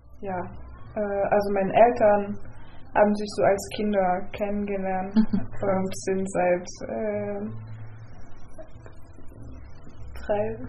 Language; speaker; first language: German; non-native, fluent; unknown